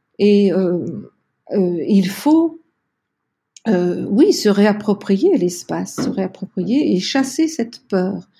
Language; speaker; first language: French; native; French